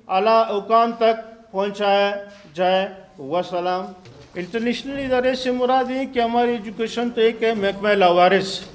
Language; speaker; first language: Urdu; non-native, local second language; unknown